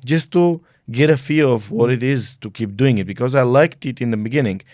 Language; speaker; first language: English; non-native, fluent; Bulgarian